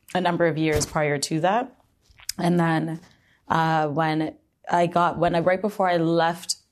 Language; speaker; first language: English; native; English